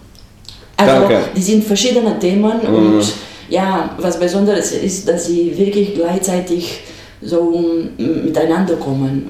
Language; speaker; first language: German; non-native, fluent; Romanian